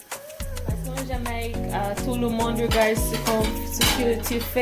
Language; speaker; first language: French; non-native, learner; English